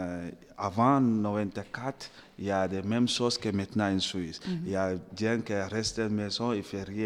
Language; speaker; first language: French; non-native, learner; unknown